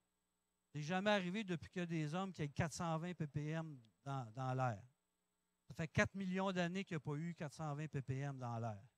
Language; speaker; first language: French; native; French